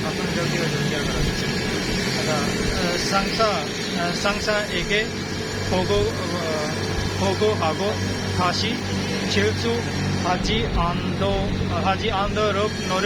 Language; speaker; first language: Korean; non-native, learner; Punjabi